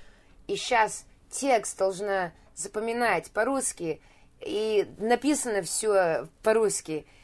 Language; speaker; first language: Russian; early bilingual, heritage; Russian